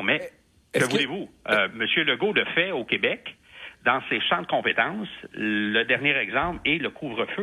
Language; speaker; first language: French; native; French